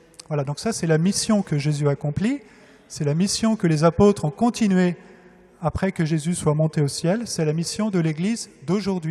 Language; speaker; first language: French; native; French